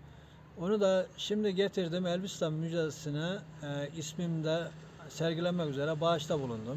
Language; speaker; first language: Turkish; native; Turkish